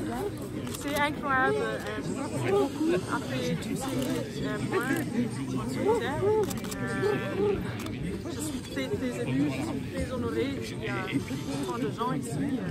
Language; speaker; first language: French; non-native, fluent; Afrikaans